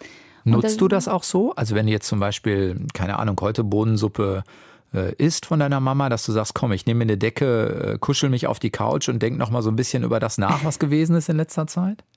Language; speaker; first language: German; native; German